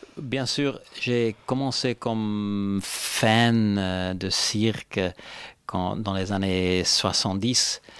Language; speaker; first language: French; non-native, local second language; Italian